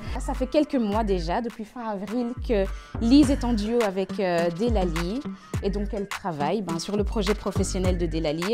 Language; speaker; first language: French; native; French